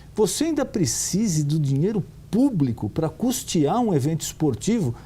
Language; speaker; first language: Portuguese; native; Portuguese